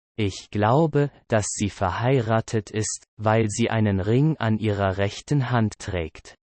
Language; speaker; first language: German; non-native, learner; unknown